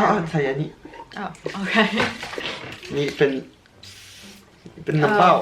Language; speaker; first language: Thai; non-native, learner; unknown